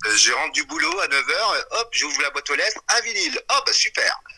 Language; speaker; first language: French; native; French